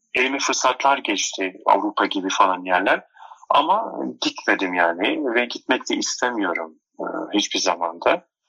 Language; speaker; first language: Turkish; non-native, local second language; Turoyo